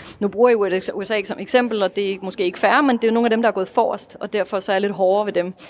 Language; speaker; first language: Danish; non-native, fluent; Russian